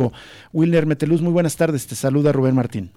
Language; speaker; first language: Spanish; native; Spanish